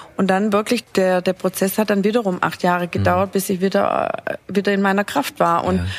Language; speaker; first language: German; native; German